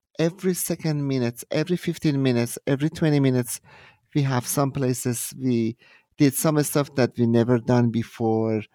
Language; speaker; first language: English; non-native, fluent; Persian